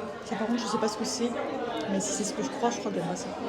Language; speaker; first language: French; native; French